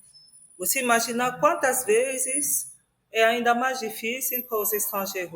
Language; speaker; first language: Portuguese; non-native, fluent; French